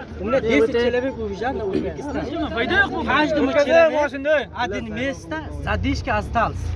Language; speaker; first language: Russian; non-native, local second language; Uzbek